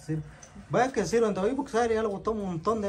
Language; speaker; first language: Spanish; native; Spanish